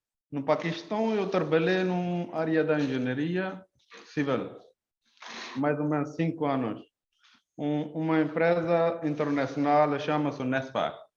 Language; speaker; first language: Portuguese; non-native, learner; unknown